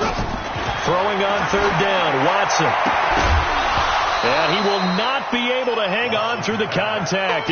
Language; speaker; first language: English; native; English